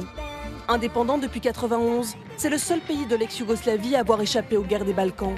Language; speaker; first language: French; native; French